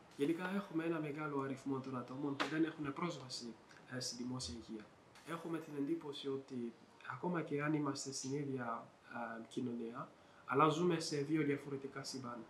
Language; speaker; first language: Greek; non-native, fluent; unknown